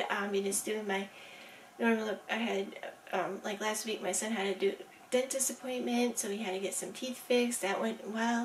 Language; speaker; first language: English; native; English